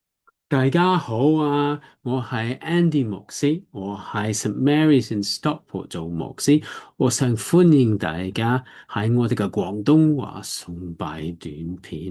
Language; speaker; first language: Cantonese; non-native, learner; English